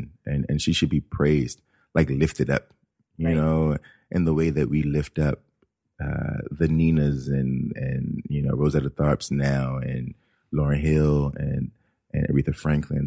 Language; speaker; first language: English; native; English